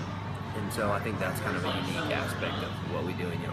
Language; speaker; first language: English; native; English